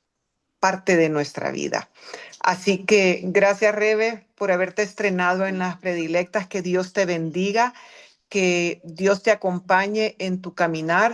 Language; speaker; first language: Spanish; native; Spanish